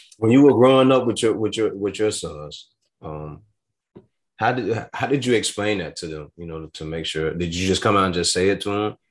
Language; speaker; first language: English; native; English